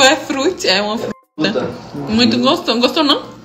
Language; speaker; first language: Portuguese; native; Portuguese